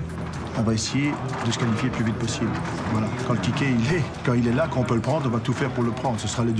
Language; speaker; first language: French; native; French